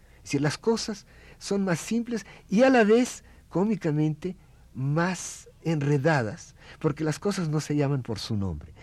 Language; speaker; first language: Spanish; non-native, fluent; Russian